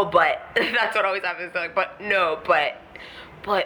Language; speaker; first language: English; non-native, local second language; Ewe